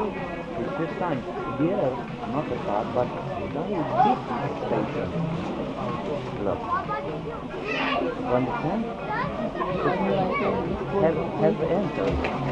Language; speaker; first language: English; non-native, learner; Romanian